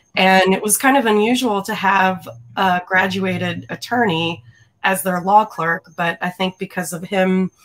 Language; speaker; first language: English; native; English